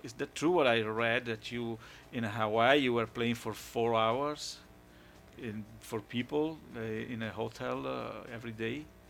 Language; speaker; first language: English; non-native, fluent; Italian